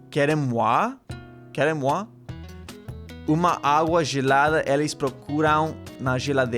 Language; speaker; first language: Portuguese; non-native, learner; English